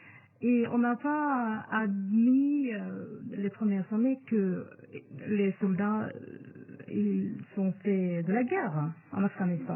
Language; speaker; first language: French; non-native, fluent; Norwegian